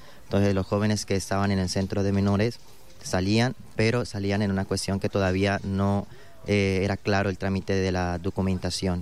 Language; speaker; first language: Spanish; native; Spanish